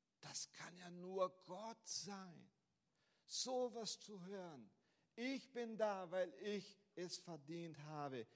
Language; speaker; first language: German; non-native, fluent; Portuguese